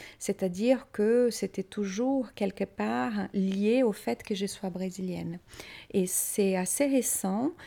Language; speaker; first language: French; non-native, fluent; Portuguese